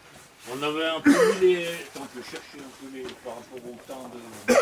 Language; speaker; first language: French; native; French